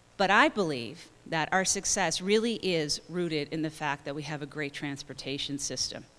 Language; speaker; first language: English; native; English